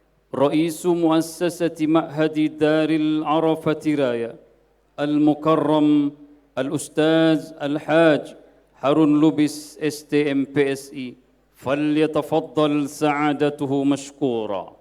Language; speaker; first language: Arabic; non-native, fluent; Indonesian